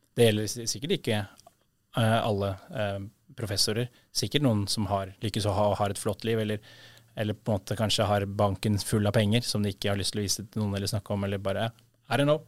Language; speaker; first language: Norwegian; native; Norwegian